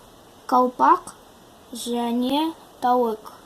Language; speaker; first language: Kazakh; non-native, learner; Russian